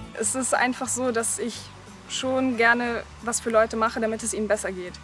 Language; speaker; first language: German; early bilingual, other home language; Russian